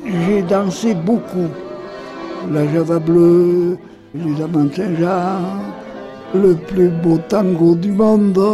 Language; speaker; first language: French; native; French